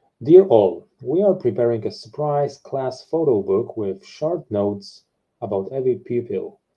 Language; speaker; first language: English; non-native, fluent; Polish